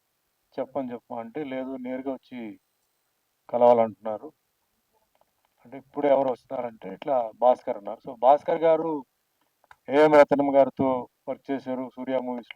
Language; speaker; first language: Telugu; native; Telugu